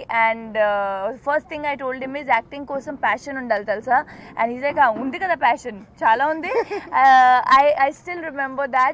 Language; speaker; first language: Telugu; non-native, fluent; Punjabi